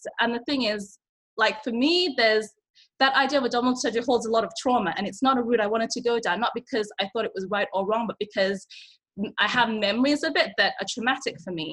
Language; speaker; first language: English; early bilingual, other home language; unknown